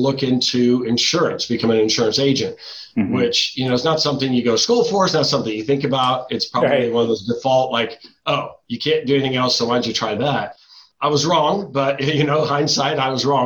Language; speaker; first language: English; early bilingual, other home language; Dutch